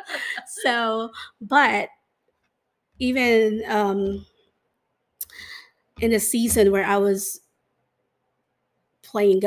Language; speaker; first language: English; non-native, local second language; Filipino